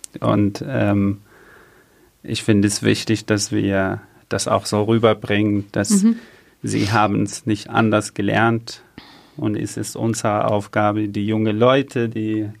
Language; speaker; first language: German; early bilingual, other home language; Arabic